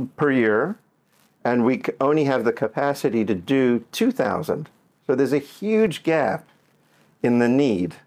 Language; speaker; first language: English; native; English